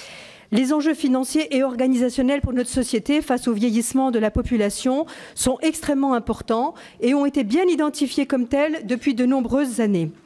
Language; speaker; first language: French; native; French